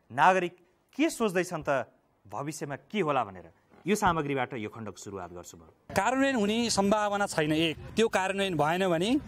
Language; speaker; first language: Nepali; native; Nepali